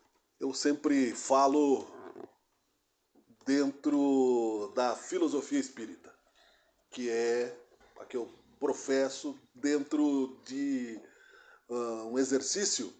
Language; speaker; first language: Portuguese; native; Portuguese